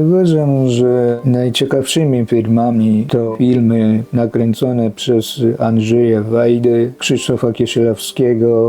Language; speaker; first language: Polish; non-native, fluent; Japanese